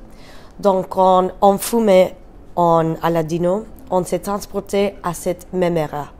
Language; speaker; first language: French; non-native, learner; Spanish